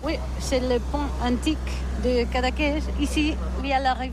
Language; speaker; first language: French; non-native, learner; Catalan